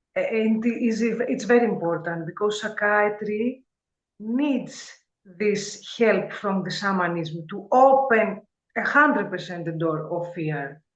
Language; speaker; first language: English; non-native, fluent; Greek